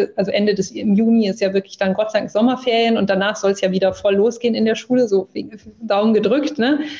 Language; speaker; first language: German; early bilingual, other home language; English